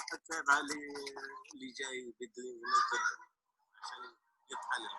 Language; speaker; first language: Arabic; native; Arabic